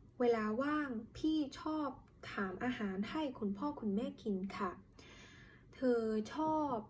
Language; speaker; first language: Thai; non-native, learner; Khmer